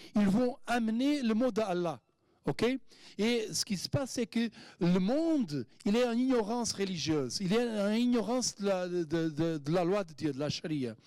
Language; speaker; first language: French; non-native, fluent; Portuguese